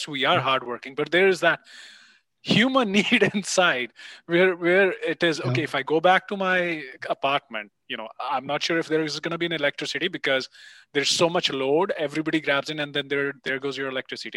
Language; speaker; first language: English; non-native, local second language; Punjabi